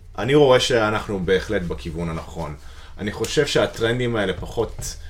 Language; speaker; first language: Hebrew; non-native, fluent; English